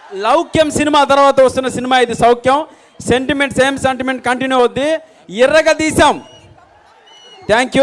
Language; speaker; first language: Telugu; native; Telugu